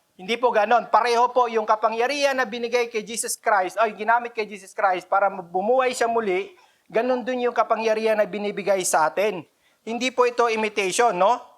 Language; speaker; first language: Filipino; non-native, local second language; Cebuano